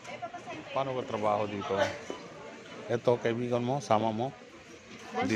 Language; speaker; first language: Filipino; non-native, learner; Punjabi